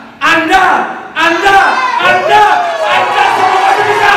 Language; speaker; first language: Indonesian; native; Indonesian